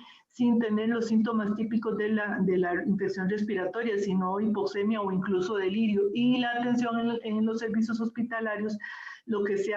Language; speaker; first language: Spanish; native; Spanish